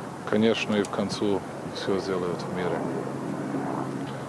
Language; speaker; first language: Russian; non-native, learner; Serbian